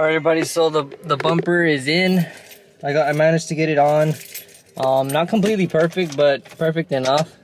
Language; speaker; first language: English; early bilingual, other home language; Spanish